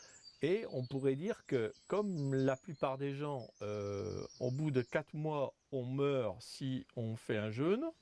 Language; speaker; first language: French; native; French